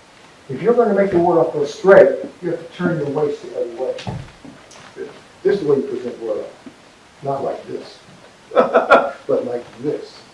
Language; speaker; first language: English; native; English